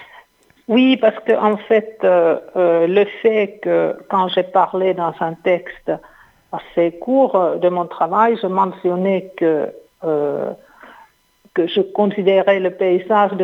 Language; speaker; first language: French; non-native, fluent; Finnish